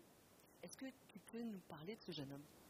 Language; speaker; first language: French; native; French